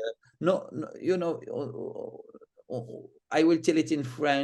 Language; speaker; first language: English; non-native, fluent; Arabic